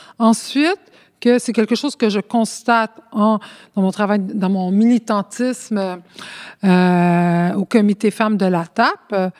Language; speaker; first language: French; early bilingual, other home language; Spanish